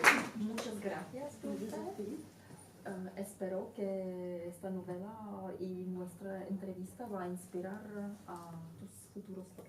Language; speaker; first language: Spanish; non-native, fluent; Czech